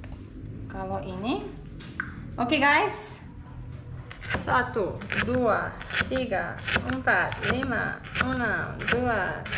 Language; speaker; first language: Indonesian; non-native, learner; Serbian